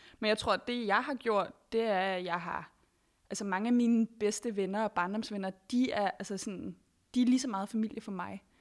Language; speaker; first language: Danish; native; Danish